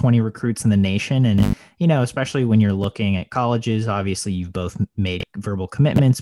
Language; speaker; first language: English; native; English